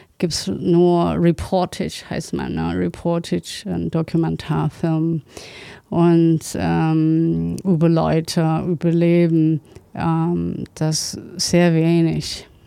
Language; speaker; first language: German; non-native, learner; Chinese